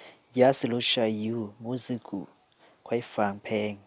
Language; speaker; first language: Russian; non-native, learner; Lao